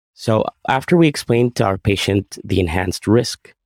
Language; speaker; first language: English; non-native, fluent; Arabic